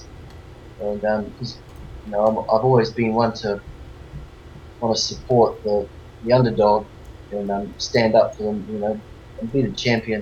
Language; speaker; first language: English; native; English